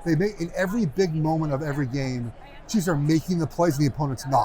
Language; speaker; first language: English; native; English